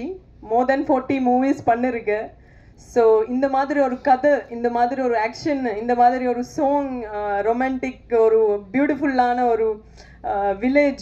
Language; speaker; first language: Tamil; non-native, fluent; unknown